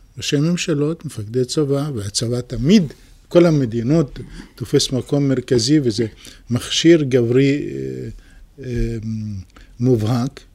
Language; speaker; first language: Hebrew; native; Hebrew